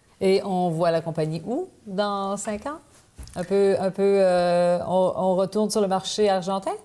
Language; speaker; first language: French; native; French